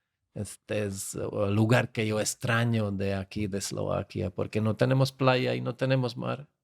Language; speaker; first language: Spanish; non-native, fluent; Slovak